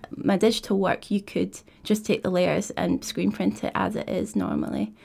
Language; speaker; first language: English; native; English